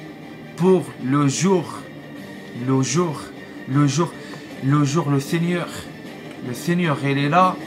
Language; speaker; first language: French; non-native, learner; Arabic